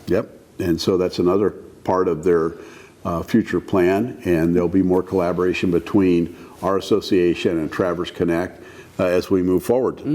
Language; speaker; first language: English; native; English